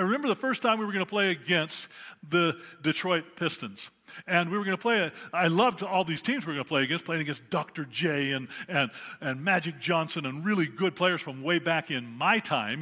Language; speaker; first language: English; native; English